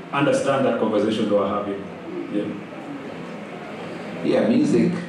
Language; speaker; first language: English; non-native, local second language; Kikuyu